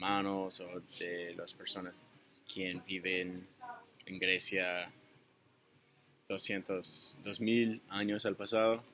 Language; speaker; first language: Spanish; non-native, learner; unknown